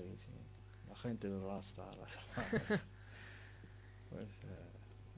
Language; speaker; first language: Spanish; non-native, learner; Arabic